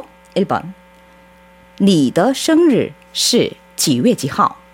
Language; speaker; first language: Korean; native; Korean